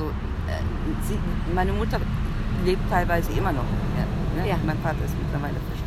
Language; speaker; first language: German; early bilingual, other home language; Turkish